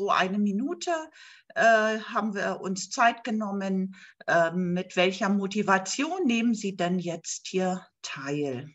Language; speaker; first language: German; native; German